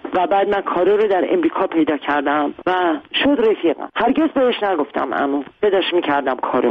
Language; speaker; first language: Persian; non-native, local second language; Armenian